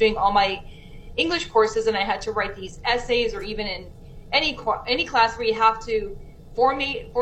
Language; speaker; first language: English; native; English